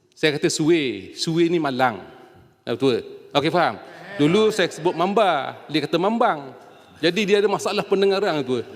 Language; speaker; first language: Malay; native; Malay